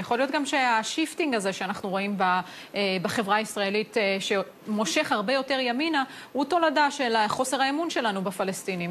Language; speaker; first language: Hebrew; native; Hebrew